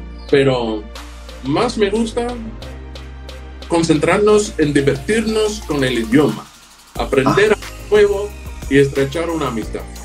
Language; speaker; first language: Spanish; non-native, fluent; English